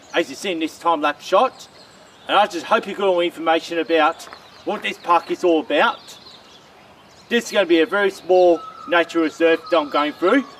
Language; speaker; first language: English; native; English